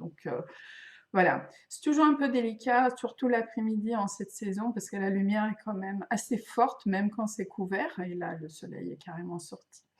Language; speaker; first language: French; non-native, fluent; Swedish